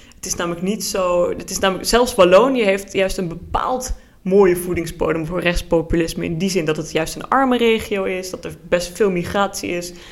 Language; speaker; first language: Dutch; early bilingual, heritage; Dutch